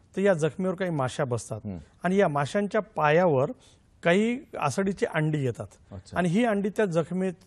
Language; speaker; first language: Marathi; native; Marathi